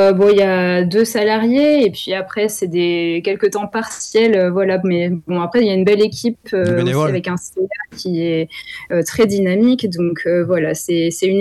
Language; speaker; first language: French; native; French